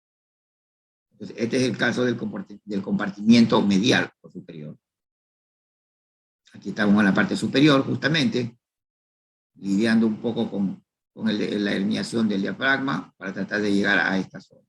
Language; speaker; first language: Spanish; native; Spanish